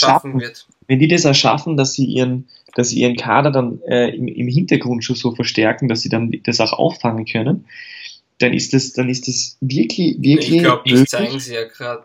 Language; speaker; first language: German; native; German